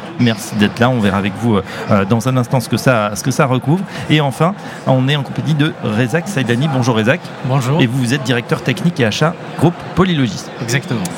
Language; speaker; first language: French; native; French